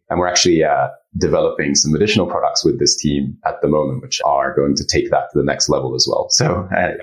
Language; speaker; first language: English; early bilingual, other home language; Japanese